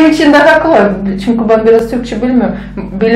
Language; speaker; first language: Turkish; non-native, learner; Russian